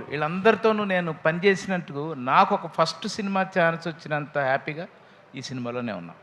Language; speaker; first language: Telugu; native; Telugu